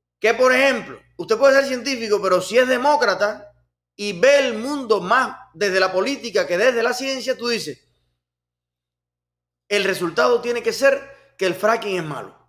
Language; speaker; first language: Spanish; native; Spanish